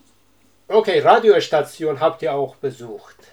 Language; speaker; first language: German; non-native, learner; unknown